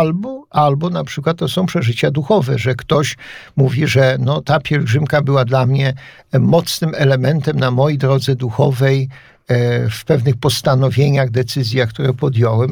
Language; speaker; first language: Polish; native; Polish